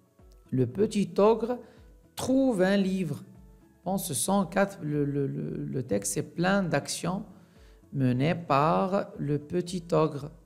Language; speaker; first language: French; non-native, local second language; Arabic